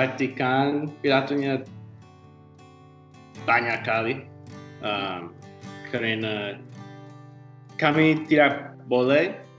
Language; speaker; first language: Indonesian; non-native, learner; English